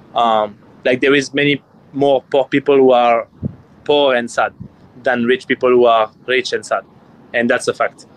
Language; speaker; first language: English; non-native, fluent; French